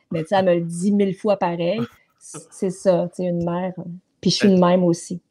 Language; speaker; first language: French; native; French